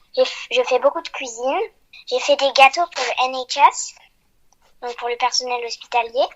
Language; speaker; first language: French; early bilingual, heritage; French